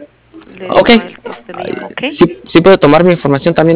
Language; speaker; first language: Spanish; non-native, local second language; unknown